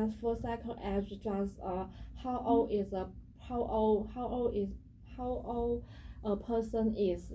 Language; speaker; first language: English; non-native, learner; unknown